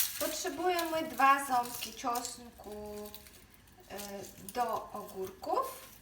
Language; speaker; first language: Polish; non-native, fluent; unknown